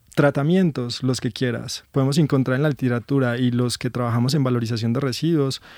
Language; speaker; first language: Spanish; native; Spanish